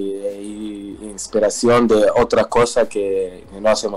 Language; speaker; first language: Spanish; non-native, learner; Hebrew